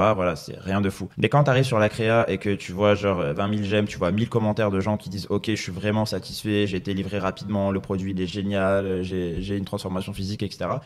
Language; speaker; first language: French; native; French